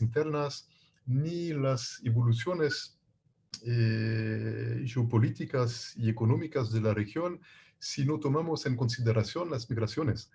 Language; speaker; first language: Spanish; non-native, fluent; French